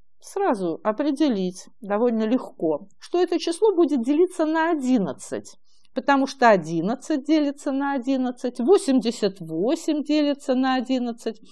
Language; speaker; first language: Russian; native; Russian